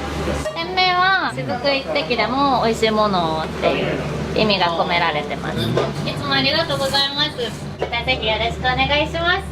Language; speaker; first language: Japanese; native; Japanese